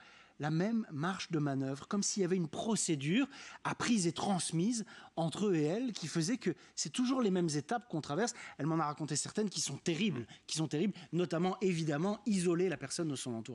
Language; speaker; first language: French; native; French